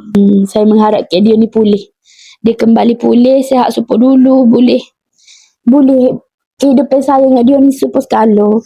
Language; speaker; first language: Malay; native; Malay